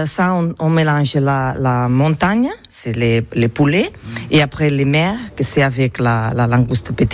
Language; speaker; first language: French; non-native, learner; Catalan